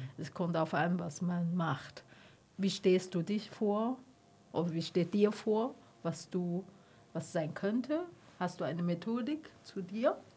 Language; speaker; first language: German; non-native, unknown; Chinese